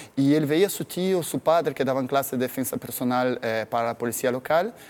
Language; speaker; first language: Spanish; non-native, fluent; Portuguese